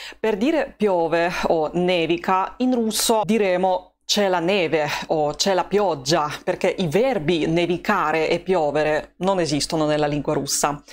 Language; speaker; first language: Italian; non-native, fluent; Russian